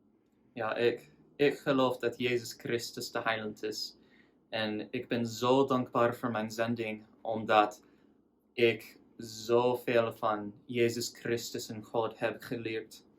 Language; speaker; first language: Dutch; non-native, learner; English